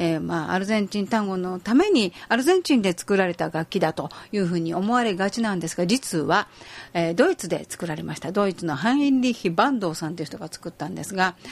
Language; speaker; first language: Japanese; native; Japanese